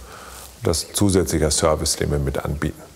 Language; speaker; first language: German; native; German